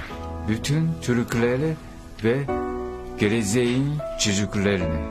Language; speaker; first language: Turkish; non-native, learner; Japanese